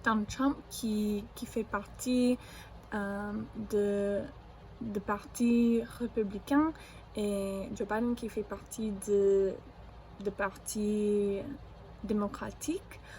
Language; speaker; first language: French; non-native, learner; English